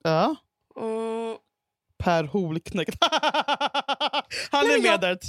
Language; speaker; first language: Swedish; native; Swedish